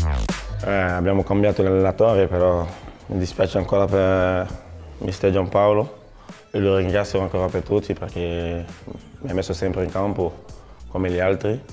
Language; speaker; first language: Italian; non-native, learner; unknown